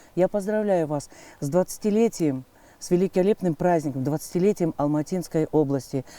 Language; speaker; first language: Russian; non-native, local second language; Kazakh